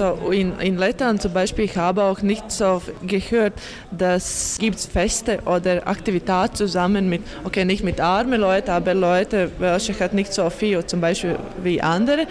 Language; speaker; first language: German; non-native, learner; Latvian